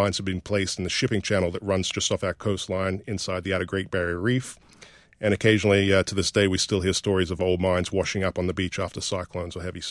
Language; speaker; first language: English; native; English